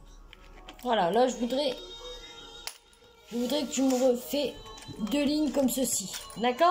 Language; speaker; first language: French; native; French